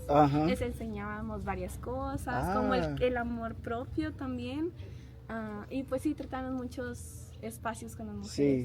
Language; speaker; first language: Spanish; native; Spanish